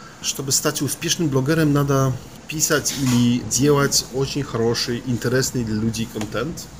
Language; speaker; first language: Russian; non-native, fluent; Polish